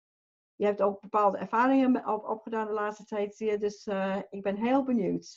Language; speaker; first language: Dutch; non-native, fluent; English